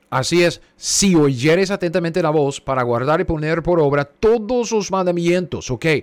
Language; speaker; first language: Spanish; non-native, fluent; English